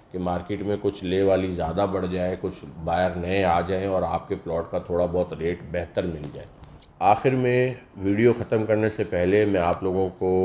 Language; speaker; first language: Urdu; native; Urdu